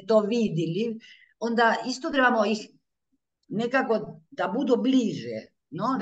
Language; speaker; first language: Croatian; early bilingual, heritage; Croatian